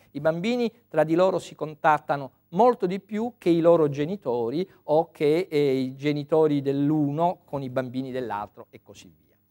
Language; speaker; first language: Italian; native; Italian